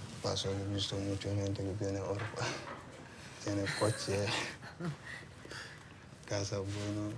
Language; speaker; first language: Spanish; non-native, learner; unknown